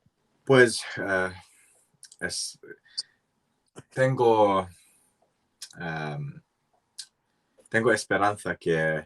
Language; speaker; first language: Spanish; non-native, learner; English